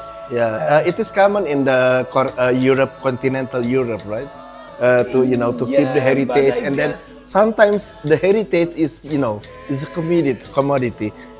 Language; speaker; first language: English; non-native, fluent; Indonesian